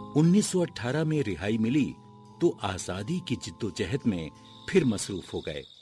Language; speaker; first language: Urdu; native; Urdu